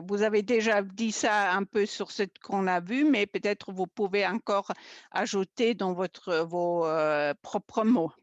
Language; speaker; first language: French; non-native, fluent; German